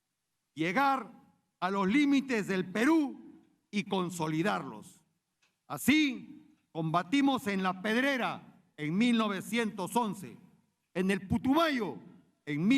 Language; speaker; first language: Spanish; native; Spanish